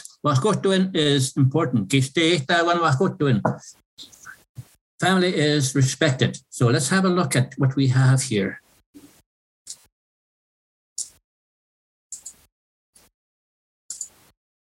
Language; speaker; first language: English; non-native, fluent; Cree